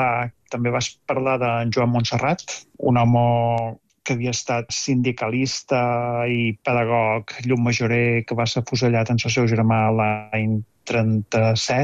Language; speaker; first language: Catalan; native; Catalan